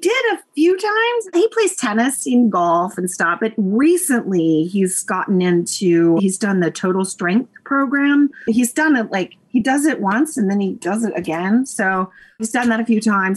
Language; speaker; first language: English; native; English